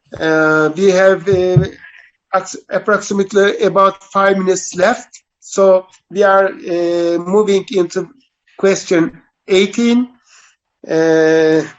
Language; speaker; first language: English; non-native, fluent; Turkish